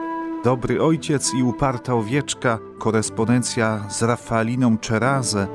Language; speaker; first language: Polish; native; Polish